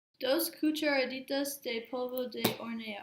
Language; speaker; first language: Spanish; non-native, learner; English